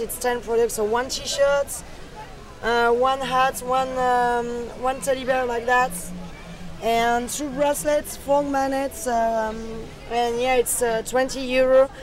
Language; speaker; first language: English; non-native, learner; French